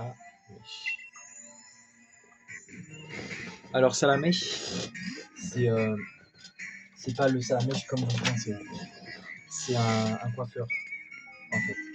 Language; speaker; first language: French; native; French